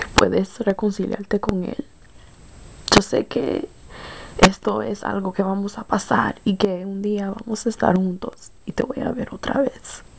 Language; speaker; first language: Spanish; early bilingual, heritage; Spanish